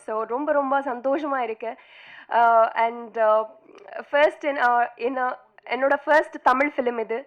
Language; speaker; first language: Tamil; non-native, fluent; Telugu